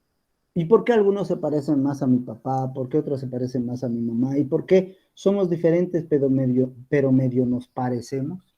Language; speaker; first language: Spanish; native; Spanish